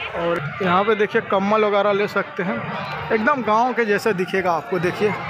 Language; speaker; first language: Hindi; native; Hindi